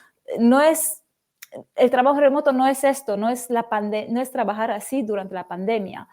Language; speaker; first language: Spanish; non-native, fluent; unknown